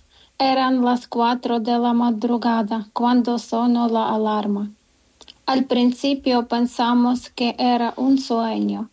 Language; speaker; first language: Spanish; non-native, learner; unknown